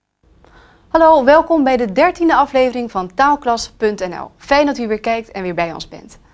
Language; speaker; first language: Dutch; native; Dutch